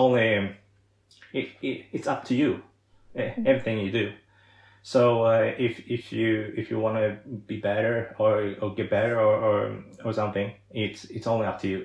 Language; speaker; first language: English; non-native, fluent; Swedish